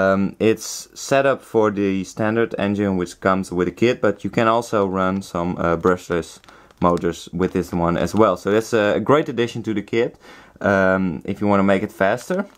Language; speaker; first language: English; non-native, fluent; Dutch